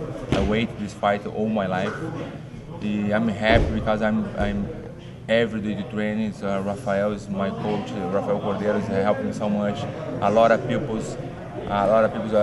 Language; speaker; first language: English; non-native, learner; Portuguese